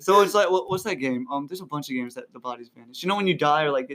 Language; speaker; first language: English; native; English